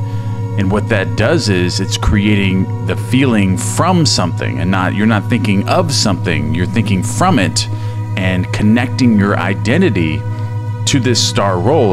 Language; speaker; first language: English; native; English